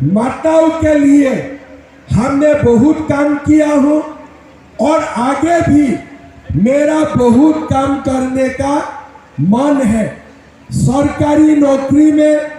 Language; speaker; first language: Hindi; non-native, local second language; Assamese